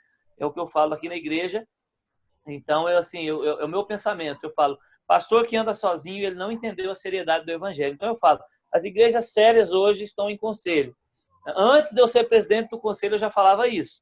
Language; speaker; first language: Portuguese; native; Portuguese